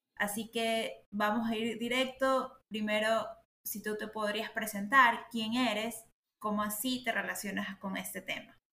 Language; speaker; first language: Spanish; native; Spanish